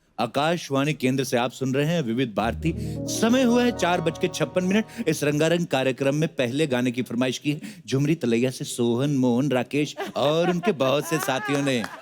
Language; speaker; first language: Hindi; non-native, local second language; Punjabi